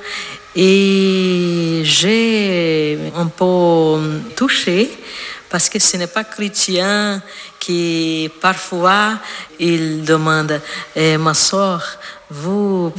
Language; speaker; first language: French; non-native, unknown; Portuguese